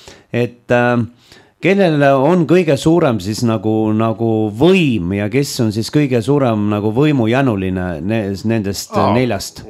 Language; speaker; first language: Estonian; native; Estonian